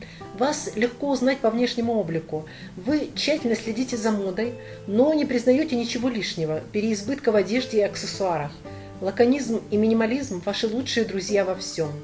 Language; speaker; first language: Russian; native; Russian